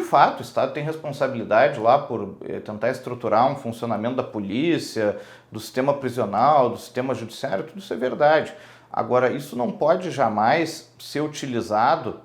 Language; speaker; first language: Portuguese; native; Portuguese